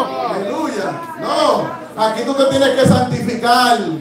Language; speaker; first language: Spanish; early bilingual, heritage; Spanish